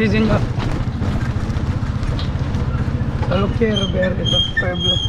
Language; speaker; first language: Spanish; non-native, learner; Filipino